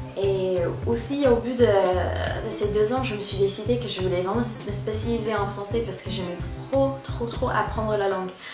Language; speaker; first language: French; non-native, fluent; English